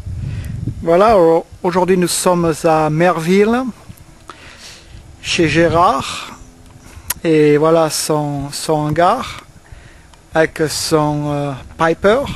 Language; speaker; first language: French; native; French